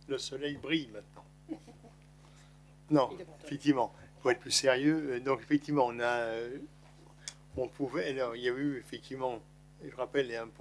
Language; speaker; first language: French; native; French